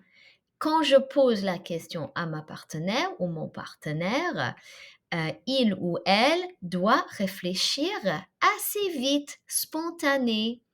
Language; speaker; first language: French; non-native, fluent; English